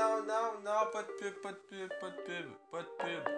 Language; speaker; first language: French; native; French